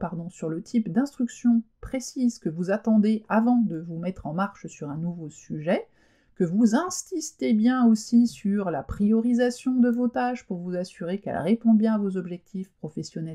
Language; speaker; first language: French; native; French